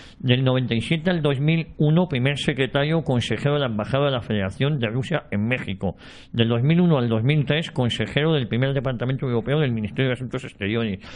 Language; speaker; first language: Spanish; native; Spanish